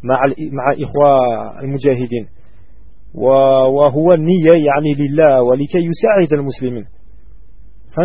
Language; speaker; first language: Arabic; non-native, learner; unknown